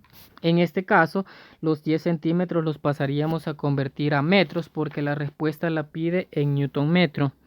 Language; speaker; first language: Spanish; native; Spanish